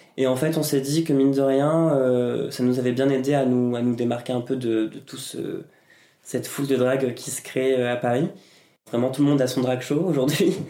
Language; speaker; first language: French; native; French